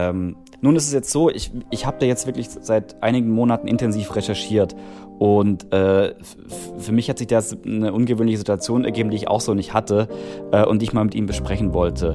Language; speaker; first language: German; native; German